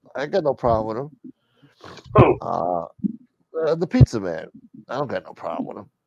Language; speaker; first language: English; native; English